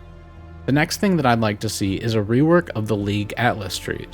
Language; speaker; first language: English; native; English